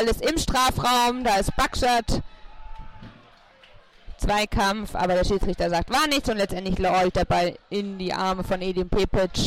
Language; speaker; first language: German; native; German